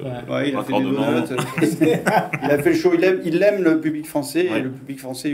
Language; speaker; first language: French; native; French